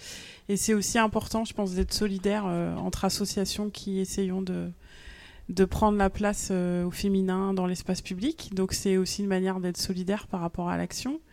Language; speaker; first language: French; native; French